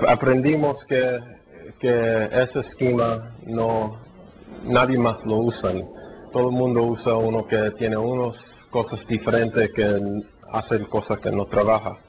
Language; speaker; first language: Spanish; early bilingual, heritage; Spanish